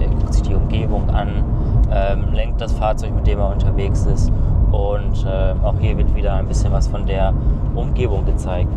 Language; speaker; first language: German; native; German